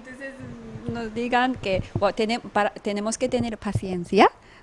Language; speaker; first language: Spanish; non-native, fluent; Japanese